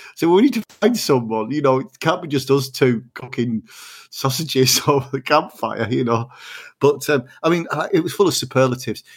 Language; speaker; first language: English; native; English